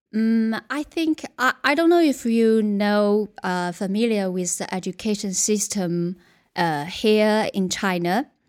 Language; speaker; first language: English; non-native, fluent; Chinese